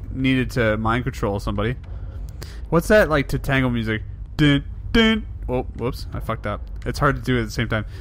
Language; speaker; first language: English; native; English